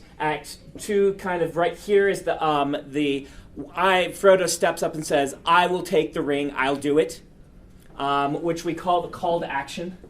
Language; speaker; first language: English; native; English